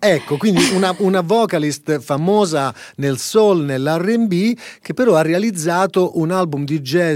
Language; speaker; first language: Italian; native; Italian